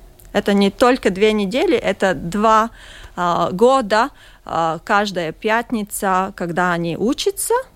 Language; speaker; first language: Russian; non-native, local second language; Latvian